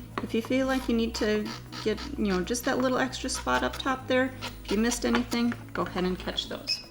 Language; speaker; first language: English; native; English